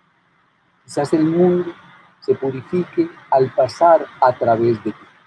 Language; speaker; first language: Spanish; native; Spanish